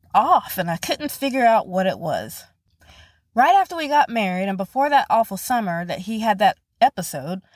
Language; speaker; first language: English; native; English